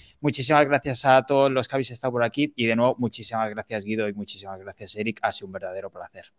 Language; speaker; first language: Spanish; native; Spanish